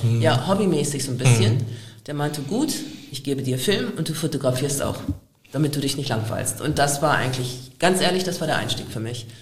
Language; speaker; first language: German; native; German